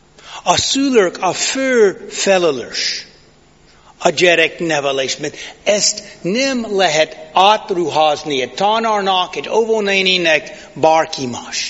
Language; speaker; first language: Hungarian; non-native, fluent; English